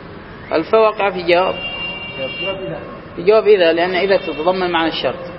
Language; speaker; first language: Arabic; native; Arabic